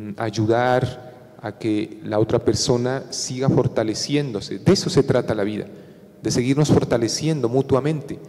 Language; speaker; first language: Spanish; non-native, local second language; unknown